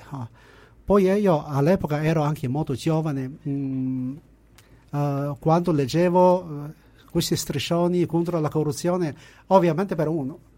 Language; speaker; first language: Italian; non-native, fluent; Chinese